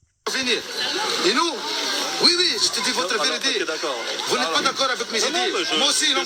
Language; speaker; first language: French; non-native, local second language; Arabic